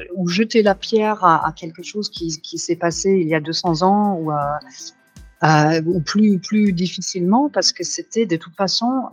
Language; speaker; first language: French; non-native, fluent; German